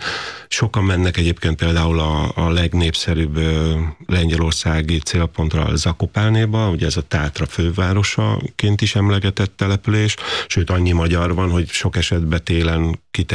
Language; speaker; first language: Hungarian; native; Hungarian